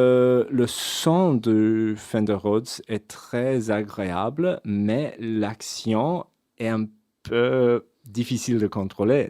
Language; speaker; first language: French; non-native, fluent; English